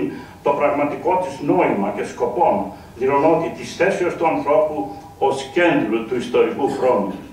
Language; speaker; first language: Greek; native; Greek